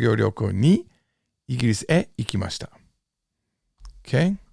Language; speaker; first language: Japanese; non-native, fluent; English